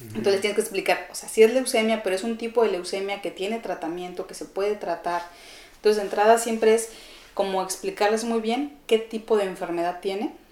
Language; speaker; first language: Spanish; native; Spanish